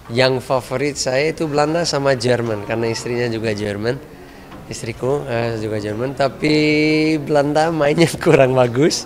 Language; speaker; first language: Indonesian; non-native, fluent; Dutch